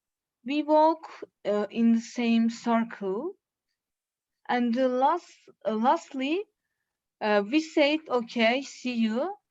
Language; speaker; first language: English; non-native, learner; Turkish